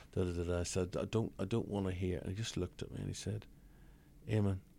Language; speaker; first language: English; native; English